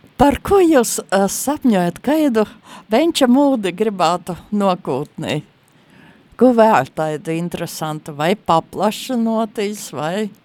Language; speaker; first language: Latvian; native; Latvian